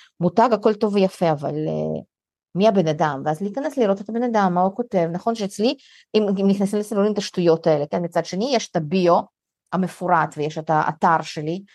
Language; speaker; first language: Hebrew; early bilingual, other home language; Russian